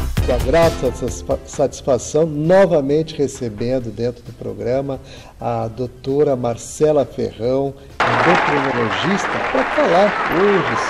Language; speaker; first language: Portuguese; native; Portuguese